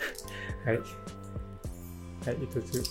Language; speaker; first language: Japanese; non-native, learner; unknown